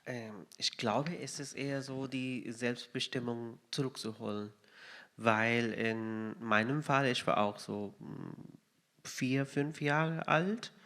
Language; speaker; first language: German; non-native, fluent; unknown